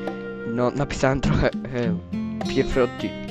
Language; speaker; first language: Polish; early bilingual, heritage; Polish